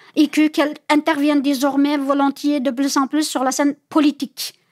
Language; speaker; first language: French; non-native, fluent; Chinese